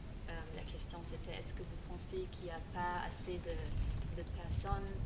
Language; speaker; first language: French; non-native, fluent; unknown